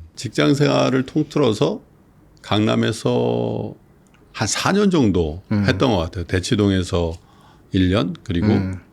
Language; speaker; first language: Korean; native; Korean